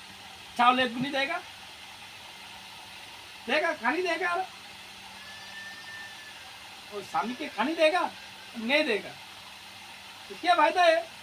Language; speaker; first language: Hindi; non-native, learner; Bangla